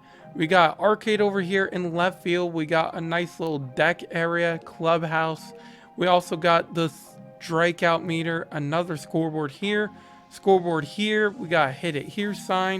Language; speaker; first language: English; native; English